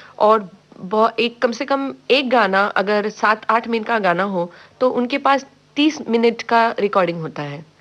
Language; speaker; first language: Hindi; non-native, local second language; Tamil